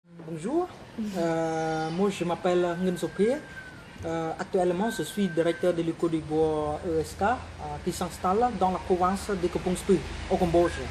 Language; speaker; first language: French; non-native, fluent; Khmer